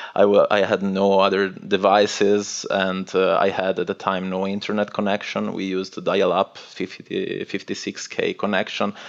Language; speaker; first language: English; non-native, fluent; Italian